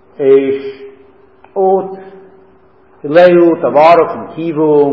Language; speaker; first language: Hungarian; non-native, fluent; English